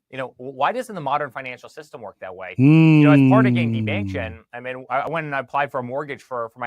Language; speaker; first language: English; native; English